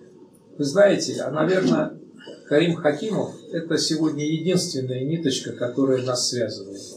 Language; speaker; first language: Russian; native; Russian